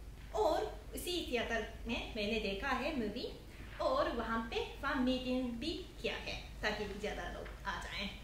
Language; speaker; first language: Hindi; non-native, fluent; Japanese